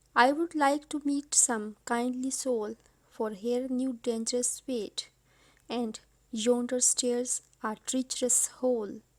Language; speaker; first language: English; non-native, local second language; Urdu